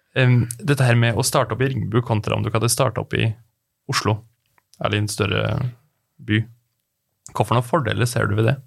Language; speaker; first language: Norwegian; native; Norwegian